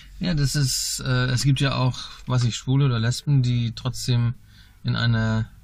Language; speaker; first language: German; native; German